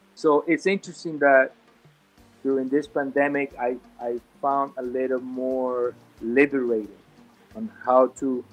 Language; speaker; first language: English; non-native, fluent; Spanish